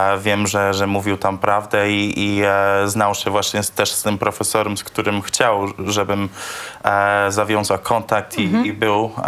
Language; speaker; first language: Polish; early bilingual, heritage; English